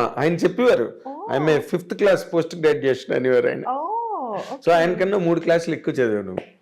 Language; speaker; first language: Telugu; native; Telugu